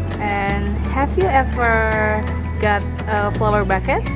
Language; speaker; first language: English; non-native, learner; Indonesian